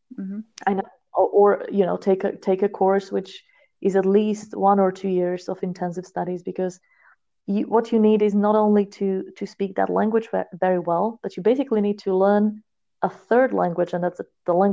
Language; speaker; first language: English; non-native, fluent; Slovak